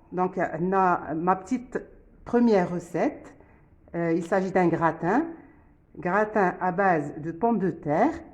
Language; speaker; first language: French; non-native, local second language; Arabic